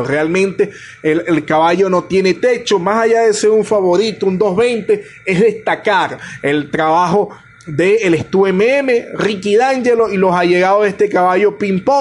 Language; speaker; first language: Spanish; native; Spanish